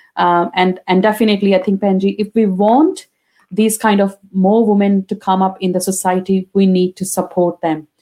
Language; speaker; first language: English; non-native, local second language; Punjabi